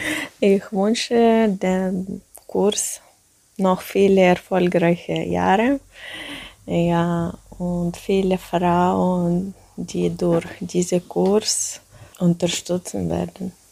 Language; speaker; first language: German; non-native, fluent; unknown